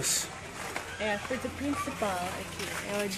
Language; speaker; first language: Portuguese; non-native, learner; English